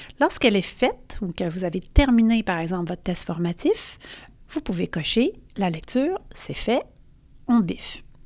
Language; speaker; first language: French; native; French